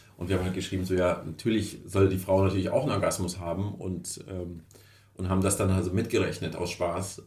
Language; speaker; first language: German; early bilingual, other home language; Russian